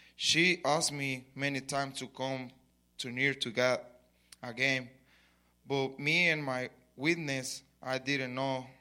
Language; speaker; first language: English; non-native, learner; Spanish